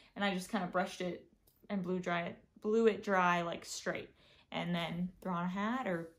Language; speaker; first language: English; native; English